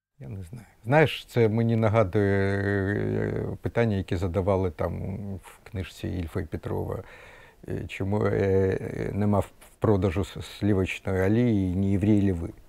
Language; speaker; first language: Ukrainian; non-native, local second language; Russian